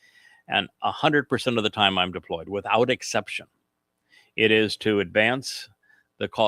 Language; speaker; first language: English; native; English